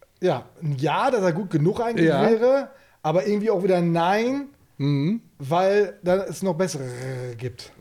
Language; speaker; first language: German; native; German